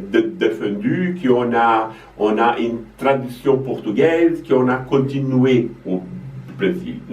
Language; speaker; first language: French; non-native, fluent; Portuguese